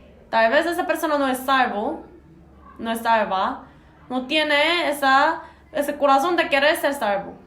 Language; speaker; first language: Spanish; non-native, fluent; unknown